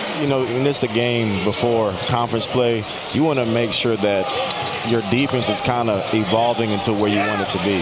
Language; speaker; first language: English; native; English